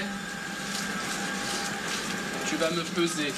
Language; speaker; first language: French; native; French